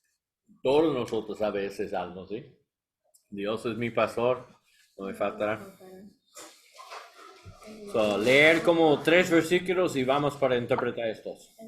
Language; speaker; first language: Spanish; non-native, learner; English